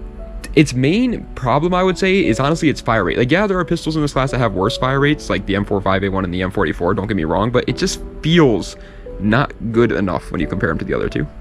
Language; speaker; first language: English; native; English